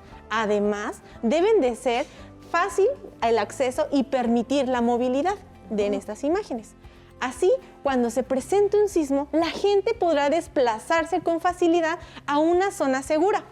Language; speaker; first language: Spanish; native; Spanish